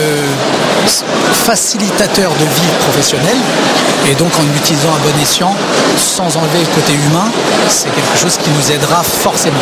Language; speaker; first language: French; native; French